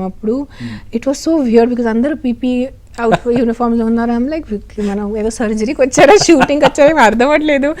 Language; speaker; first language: Telugu; non-native, fluent; Marathi